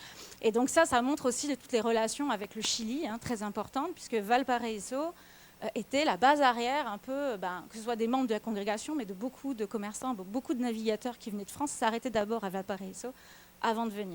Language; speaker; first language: French; native; French